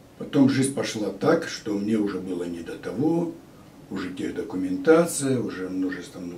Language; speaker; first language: Russian; native; Russian